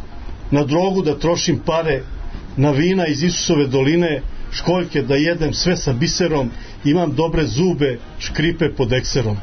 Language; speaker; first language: Serbian; native; Serbian